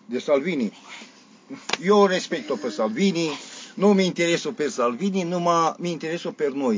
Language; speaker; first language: Italian; non-native, learner; Romanian